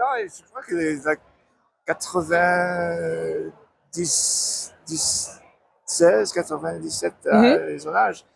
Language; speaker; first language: French; non-native, learner; English